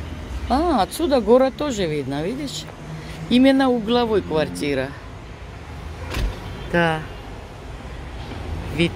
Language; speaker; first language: Russian; non-native, fluent; Georgian